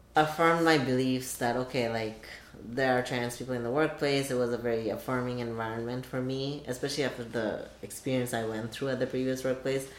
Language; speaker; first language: English; non-native, local second language; Bangla